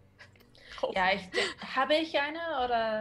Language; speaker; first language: German; non-native, learner; English